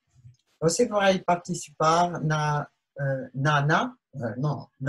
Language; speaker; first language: Portuguese; non-native, learner; French